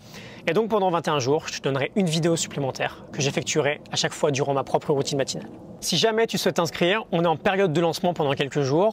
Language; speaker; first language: French; native; French